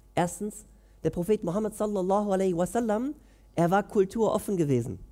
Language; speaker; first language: German; native; German